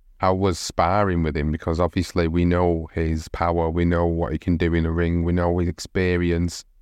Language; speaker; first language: English; native; English